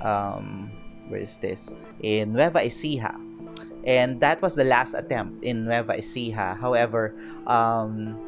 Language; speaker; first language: English; non-native, local second language; Filipino